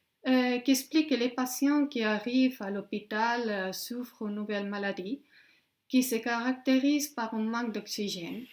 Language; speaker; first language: French; non-native, fluent; Spanish